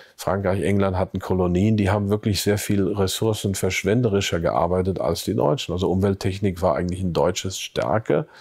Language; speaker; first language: German; native; German